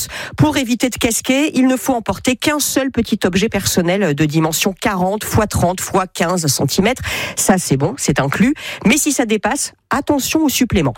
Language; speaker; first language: French; native; French